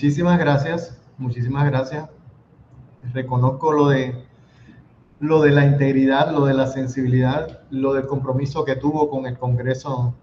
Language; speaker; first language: Spanish; native; Spanish